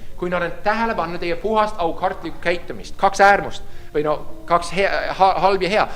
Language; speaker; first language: Estonian; early bilingual, heritage; Estonian